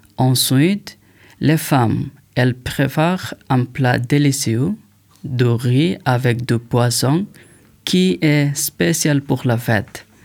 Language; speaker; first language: French; non-native, learner; Bangla